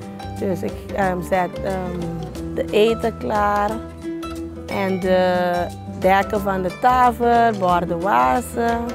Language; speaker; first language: Dutch; non-native, local second language; Papiamento